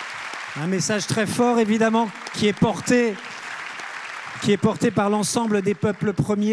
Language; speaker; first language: French; native; French